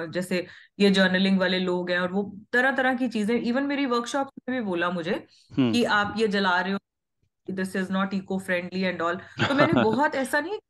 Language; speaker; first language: Hindi; non-native, local second language; Punjabi